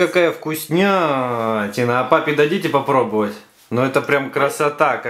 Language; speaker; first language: Russian; native; Russian